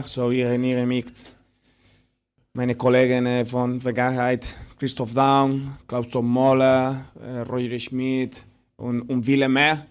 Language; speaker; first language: German; non-native, fluent; Spanish